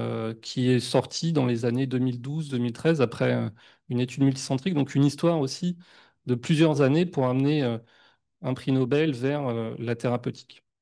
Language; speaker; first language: French; native; French